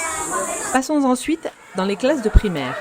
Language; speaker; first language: French; native; French